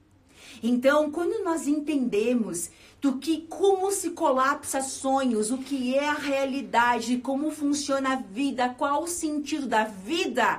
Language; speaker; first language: Portuguese; native; Portuguese